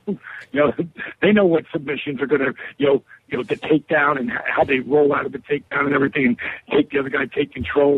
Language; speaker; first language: English; native; English